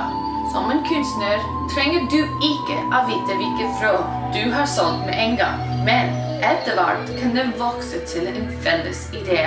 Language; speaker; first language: Norwegian; non-native, learner; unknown